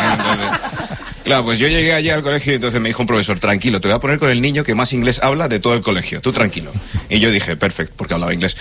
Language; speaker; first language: Spanish; early bilingual, other home language; English